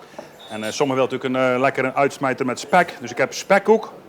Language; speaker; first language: Dutch; native; Dutch